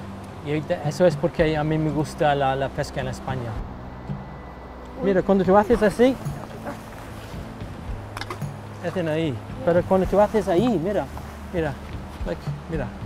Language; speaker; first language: Spanish; non-native, learner; English